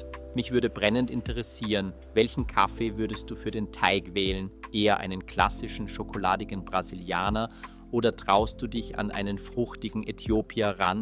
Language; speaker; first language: German; native; German